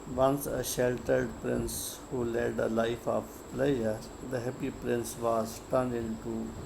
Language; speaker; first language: English; non-native, local second language; Urdu